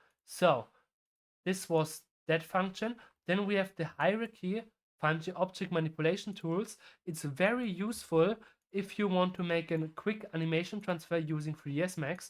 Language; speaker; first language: English; non-native, fluent; German